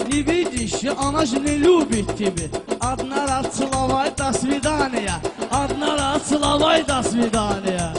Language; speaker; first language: Russian; non-native, learner; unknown